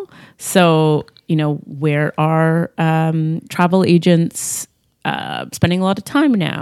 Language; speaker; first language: English; native; English